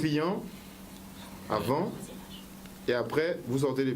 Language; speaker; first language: French; native; French